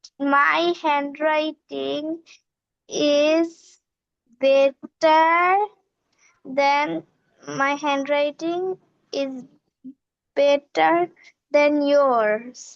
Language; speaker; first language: English; non-native, learner; Bangla